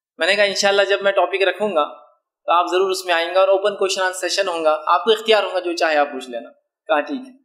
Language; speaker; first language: Urdu; native; Urdu